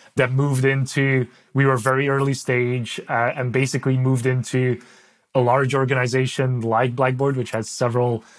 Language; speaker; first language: English; non-native, fluent; Dutch